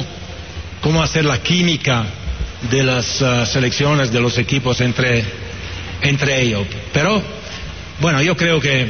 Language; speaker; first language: Spanish; non-native, fluent; Italian